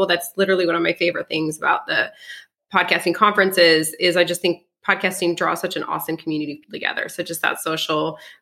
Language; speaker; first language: English; early bilingual, other home language; French